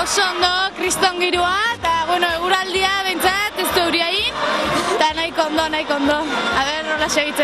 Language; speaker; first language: Basque; native; Basque